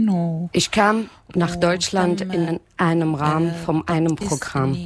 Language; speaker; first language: German; non-native, learner; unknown